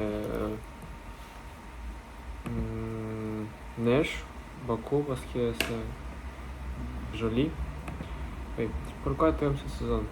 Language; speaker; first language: French; non-native, learner; Russian